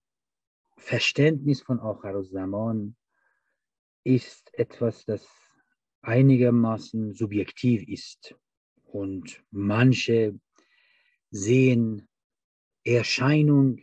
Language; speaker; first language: German; non-native, fluent; Persian